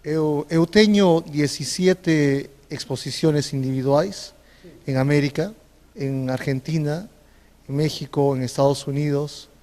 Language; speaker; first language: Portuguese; non-native, fluent; Spanish